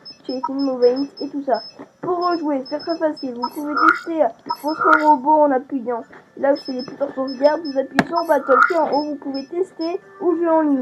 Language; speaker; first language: French; native; French